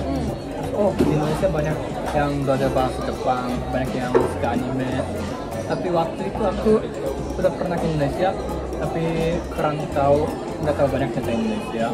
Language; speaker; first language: Indonesian; non-native, fluent; Japanese